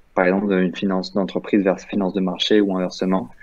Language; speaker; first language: French; native; French